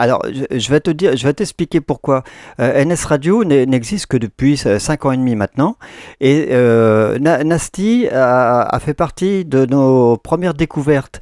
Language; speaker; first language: French; native; French